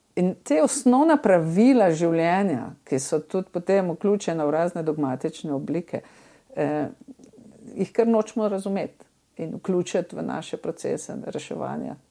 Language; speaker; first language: Slovenian; native; Slovenian